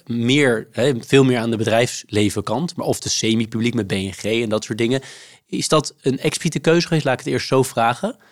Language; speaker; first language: Dutch; native; Dutch